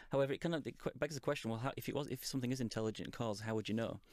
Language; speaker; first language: English; native; English